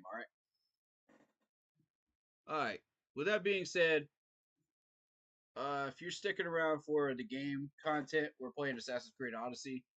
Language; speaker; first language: English; native; English